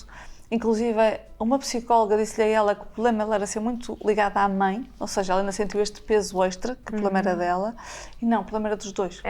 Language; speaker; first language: Portuguese; native; Portuguese